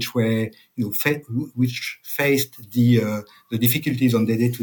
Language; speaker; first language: English; non-native, fluent; French